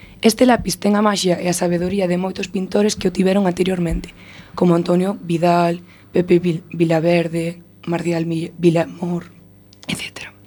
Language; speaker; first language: Galician; non-native, local second language; Spanish